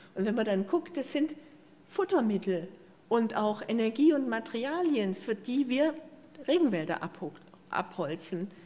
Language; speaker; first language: German; native; German